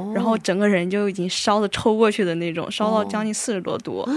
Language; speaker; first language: Chinese; native; Chinese